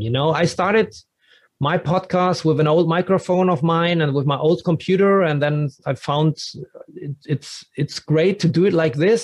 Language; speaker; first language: English; non-native, fluent; German